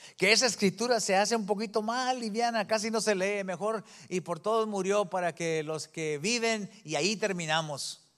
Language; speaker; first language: Spanish; early bilingual, heritage; Spanish